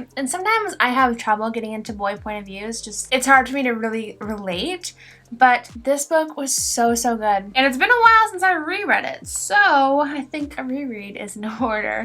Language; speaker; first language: English; native; English